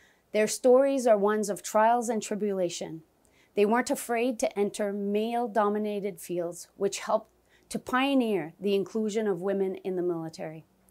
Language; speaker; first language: English; non-native, local second language; French